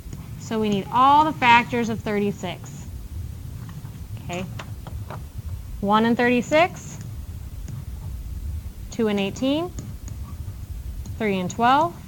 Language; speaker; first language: English; native; English